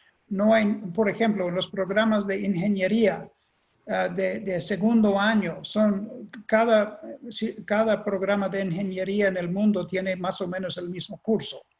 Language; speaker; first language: Spanish; non-native, fluent; English